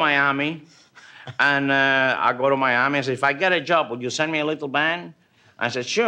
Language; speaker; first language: English; non-native, fluent; Spanish